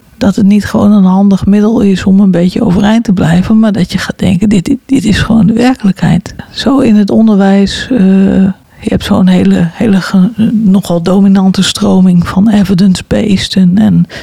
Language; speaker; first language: Dutch; native; Dutch